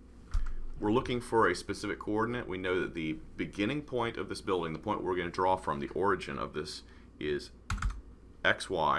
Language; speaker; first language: English; native; English